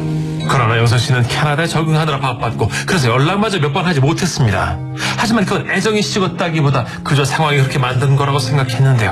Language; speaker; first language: Korean; native; Korean